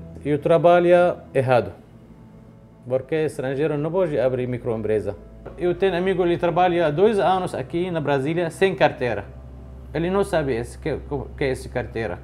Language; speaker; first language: Portuguese; non-native, learner; Arabic